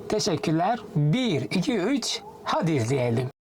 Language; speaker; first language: Turkish; non-native, fluent; Arabic